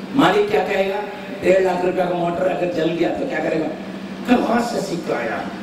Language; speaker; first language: Hindi; non-native, local second language; Tamil